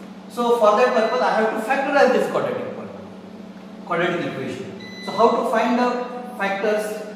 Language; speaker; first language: English; non-native, local second language; Marathi